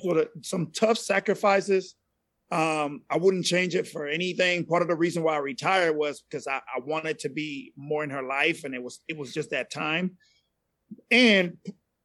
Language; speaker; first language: English; non-native, fluent; Spanish